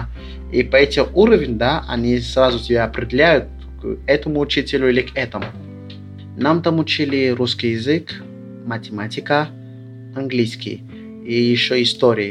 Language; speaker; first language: Russian; early bilingual, other home language; Lingala